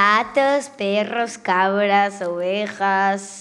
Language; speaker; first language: Spanish; native; Spanish